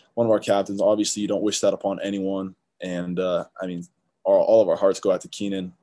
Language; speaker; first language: English; native; English